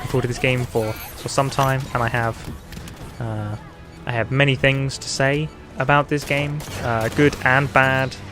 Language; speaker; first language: English; native; English